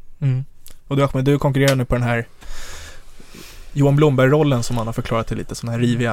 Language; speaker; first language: Swedish; native; Swedish